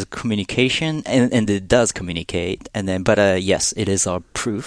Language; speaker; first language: English; non-native, fluent; Japanese